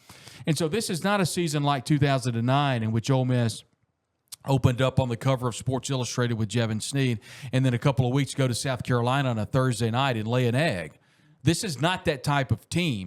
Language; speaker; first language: English; native; English